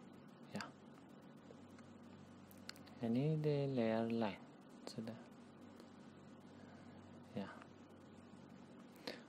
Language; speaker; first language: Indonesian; non-native, learner; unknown